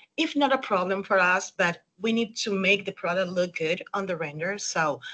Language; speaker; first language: English; non-native, fluent; Spanish